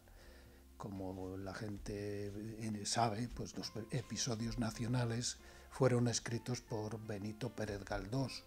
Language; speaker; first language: Spanish; native; Spanish